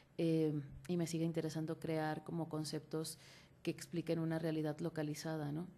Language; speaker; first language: Spanish; native; Spanish